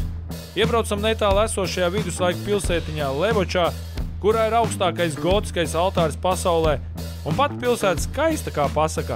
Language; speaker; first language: Latvian; native; Latvian